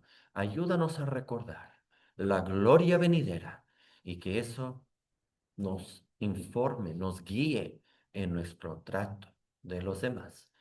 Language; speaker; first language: Spanish; native; Spanish